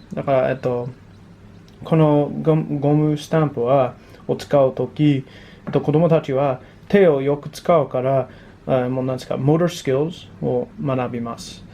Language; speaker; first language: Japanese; non-native, learner; English